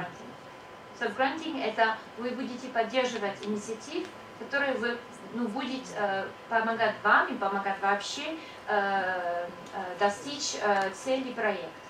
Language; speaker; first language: Russian; non-native, fluent; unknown